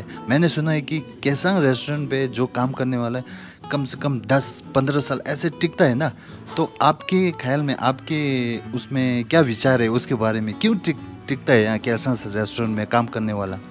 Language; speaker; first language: Hindi; non-native, local second language; Tibetan